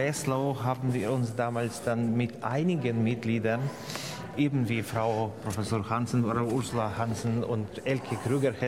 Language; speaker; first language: German; non-native, fluent; Ukrainian